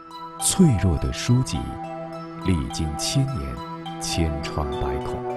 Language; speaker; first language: Chinese; native; Chinese